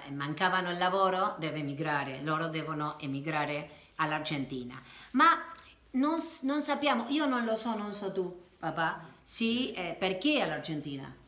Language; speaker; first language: Italian; non-native, learner; Spanish